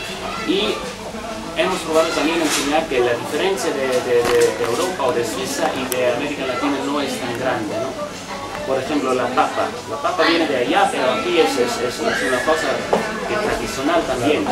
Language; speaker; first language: Spanish; non-native, fluent; German